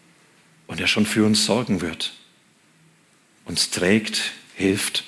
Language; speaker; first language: German; native; German